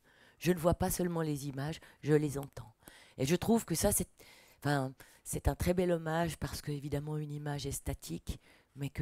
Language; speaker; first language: French; native; French